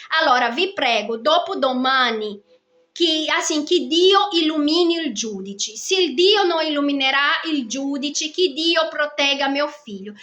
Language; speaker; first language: Italian; non-native, fluent; Portuguese